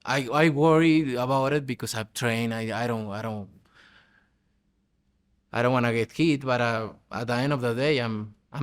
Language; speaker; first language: English; non-native, fluent; Spanish